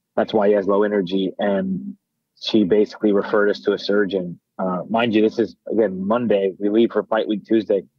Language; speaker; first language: English; native; English